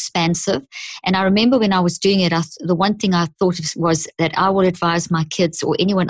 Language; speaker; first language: English; native; English